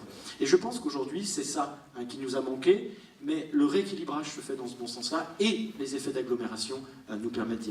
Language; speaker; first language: French; native; French